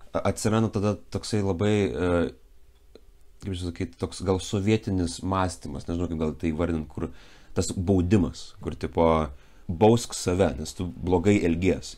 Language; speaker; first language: Lithuanian; native; Lithuanian